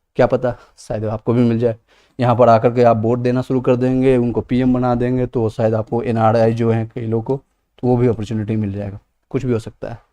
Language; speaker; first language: Hindi; native; Hindi